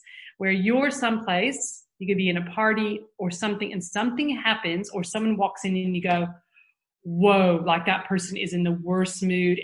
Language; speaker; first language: English; native; English